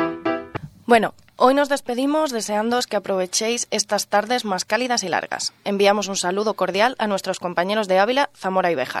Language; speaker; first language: Spanish; native; Spanish